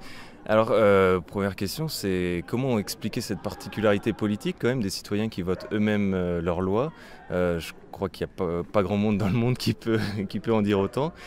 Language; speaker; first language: French; native; French